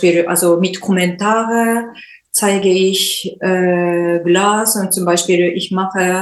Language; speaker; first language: German; non-native, learner; Japanese